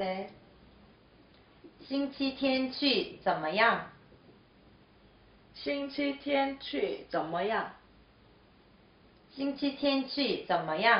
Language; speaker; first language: Chinese; non-native, learner; Korean